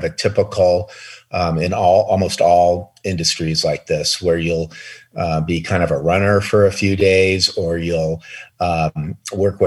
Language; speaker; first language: English; native; English